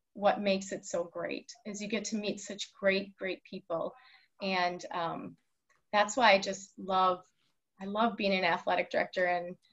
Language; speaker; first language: English; native; English